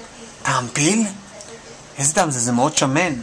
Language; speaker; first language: Hebrew; native; Hebrew